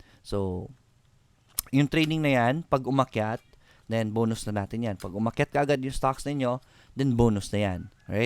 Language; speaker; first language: Filipino; native; Filipino